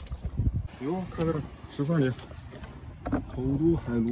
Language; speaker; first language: Chinese; native; Chinese